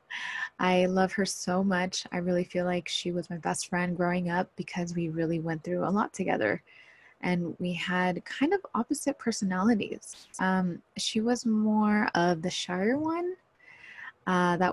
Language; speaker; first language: English; native; English